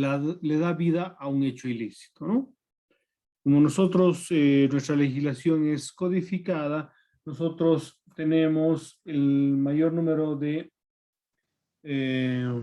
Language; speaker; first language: Spanish; native; Spanish